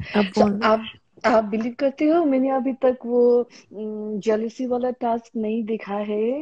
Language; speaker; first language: Hindi; non-native, local second language; Nepali